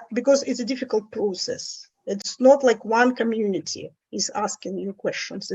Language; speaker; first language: English; non-native, fluent; Russian